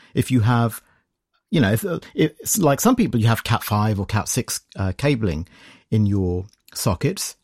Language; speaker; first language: English; native; English